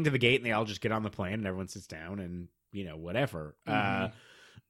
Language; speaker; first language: English; native; English